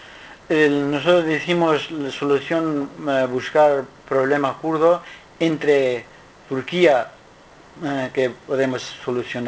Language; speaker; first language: Spanish; non-native, learner; Kurdish